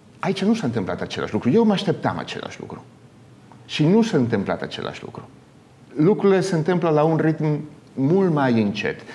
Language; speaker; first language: Romanian; non-native, fluent; Spanish